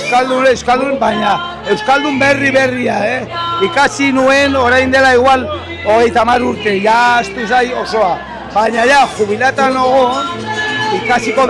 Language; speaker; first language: Basque; non-native, local second language; Spanish